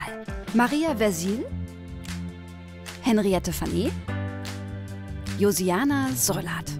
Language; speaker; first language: German; native; German